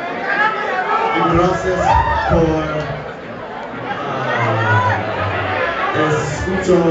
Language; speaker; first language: Spanish; non-native, learner; English